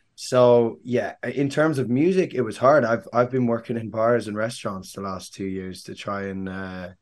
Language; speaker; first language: English; native; English